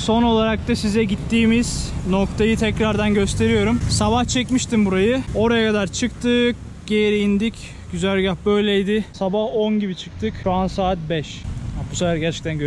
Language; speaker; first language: Turkish; native; Turkish